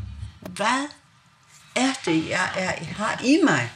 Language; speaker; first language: Danish; non-native, local second language; Kalaallisut